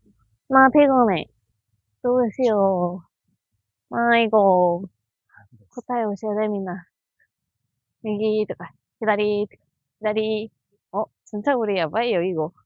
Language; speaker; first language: Korean; non-native, learner; Japanese